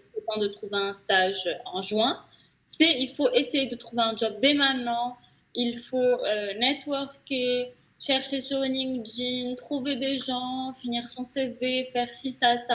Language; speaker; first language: French; non-native, local second language; Arabic